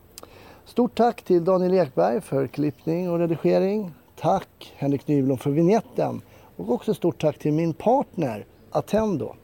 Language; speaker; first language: Swedish; native; Swedish